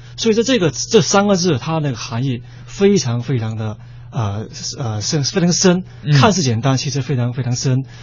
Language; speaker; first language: Chinese; native; Chinese